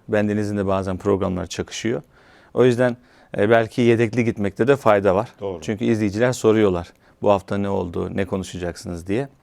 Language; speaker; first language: Turkish; native; Turkish